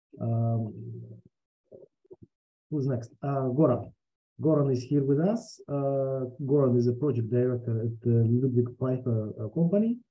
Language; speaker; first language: English; non-native, fluent; Russian